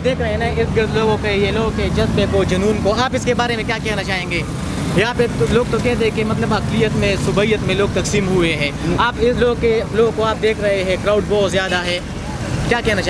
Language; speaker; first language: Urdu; non-native, local second language; Pashto